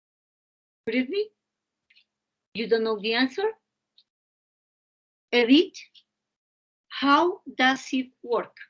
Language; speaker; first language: English; non-native, fluent; Spanish